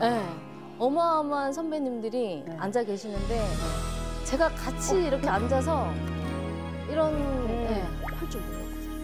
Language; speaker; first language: Korean; native; Korean